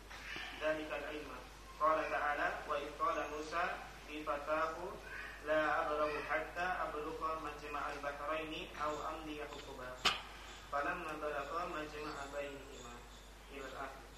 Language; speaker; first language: Arabic; non-native, learner; Indonesian